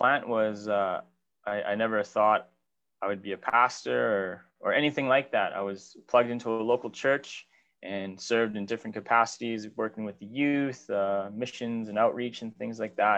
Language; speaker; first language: English; native; English